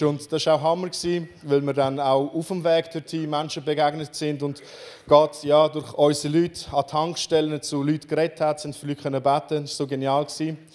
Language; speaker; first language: German; non-native, fluent; Romanian